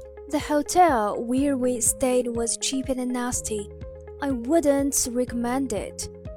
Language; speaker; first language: English; non-native, fluent; Chinese